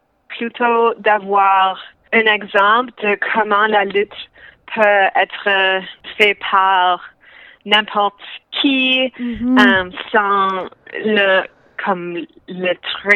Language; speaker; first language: French; non-native, local second language; English